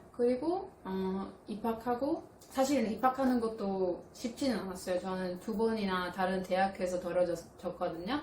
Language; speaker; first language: Korean; non-native, fluent; Italian